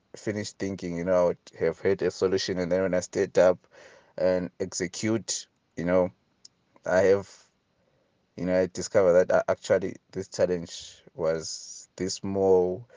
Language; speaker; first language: English; non-native, local second language; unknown